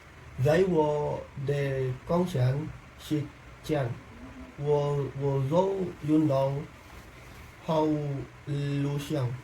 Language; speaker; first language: Chinese; non-native, learner; Indonesian